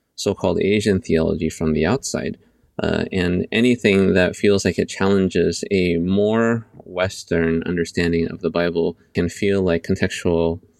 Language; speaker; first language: English; native; English